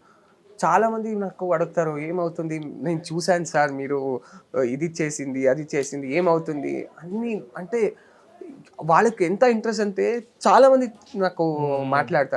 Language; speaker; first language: Telugu; non-native, learner; Kannada